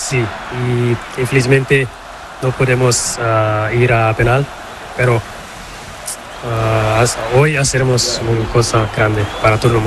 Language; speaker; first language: Spanish; non-native, learner; Portuguese